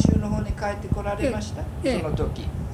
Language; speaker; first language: Japanese; early bilingual, heritage; Japanese